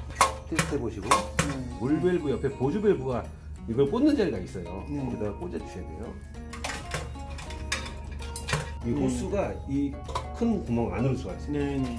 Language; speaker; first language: Korean; native; Korean